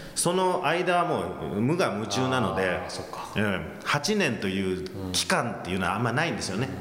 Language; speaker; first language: Japanese; early bilingual, heritage; English